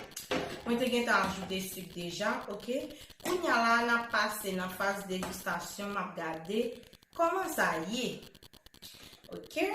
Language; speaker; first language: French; non-native, learner; Haitian Creole